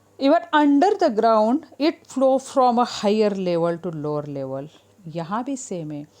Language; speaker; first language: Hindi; non-native, local second language; Marathi